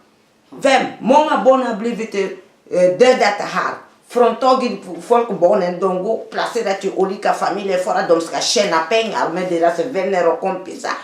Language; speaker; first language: Swedish; non-native, fluent; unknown